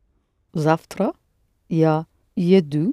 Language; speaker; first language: Russian; non-native, learner; English